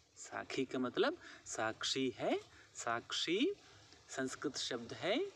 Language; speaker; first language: Hindi; non-native, local second language; Telugu